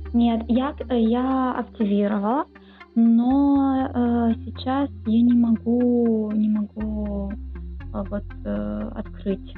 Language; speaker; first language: Russian; non-native, local second language; Romanian